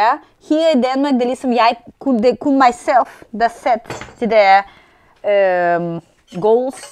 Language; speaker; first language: Danish; non-native, fluent; Russian